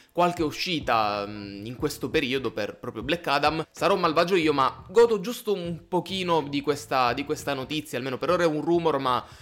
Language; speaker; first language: Italian; native; Italian